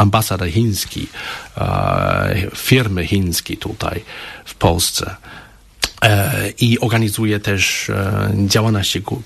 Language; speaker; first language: Polish; non-native, learner; Chinese